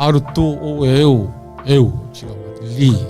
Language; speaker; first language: Portuguese; non-native, learner; Korean